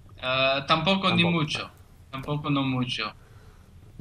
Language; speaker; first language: Spanish; non-native, learner; English